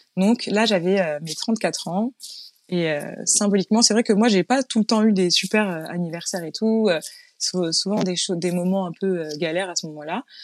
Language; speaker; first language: French; native; French